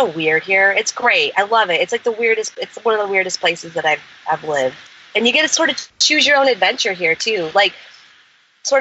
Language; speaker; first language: English; native; English